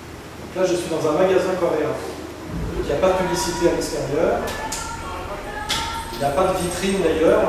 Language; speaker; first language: French; native; French